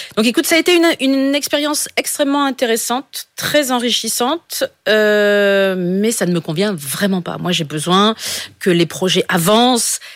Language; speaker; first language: French; native; French